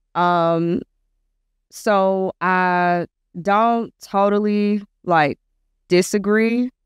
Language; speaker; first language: English; native; English